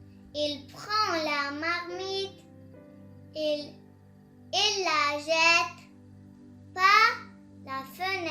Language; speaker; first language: French; non-native, learner; Arabic